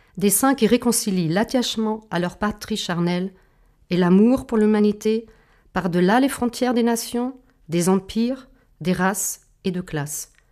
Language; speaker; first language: French; non-native, fluent; German